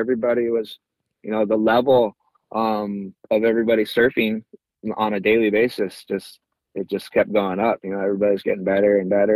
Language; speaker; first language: English; native; English